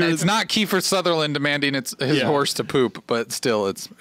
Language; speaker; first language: English; native; English